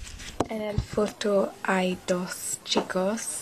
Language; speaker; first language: Spanish; non-native, learner; English